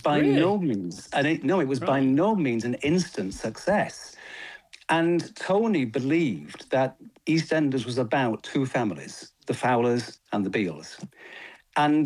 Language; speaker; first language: English; native; English